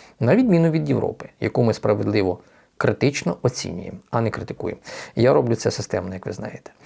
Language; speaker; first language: Ukrainian; native; Ukrainian